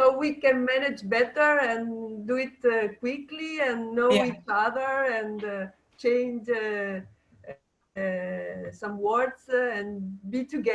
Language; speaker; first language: English; non-native, fluent; Italian